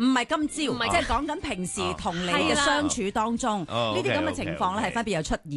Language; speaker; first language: Cantonese; native; Cantonese